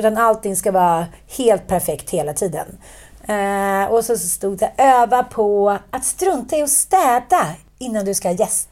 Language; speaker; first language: Swedish; native; Swedish